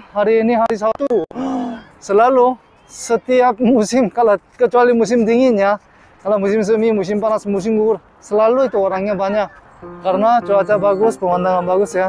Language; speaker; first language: Indonesian; non-native, fluent; Korean